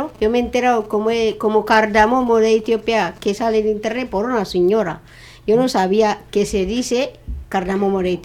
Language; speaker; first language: Spanish; non-native, learner; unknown